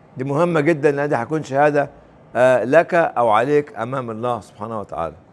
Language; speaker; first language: Arabic; native; Arabic